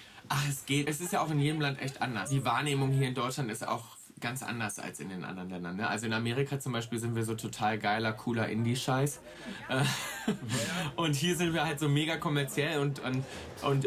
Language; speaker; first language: German; native; German